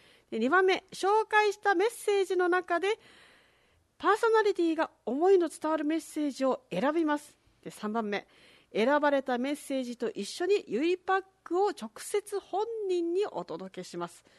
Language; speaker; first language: Japanese; native; Japanese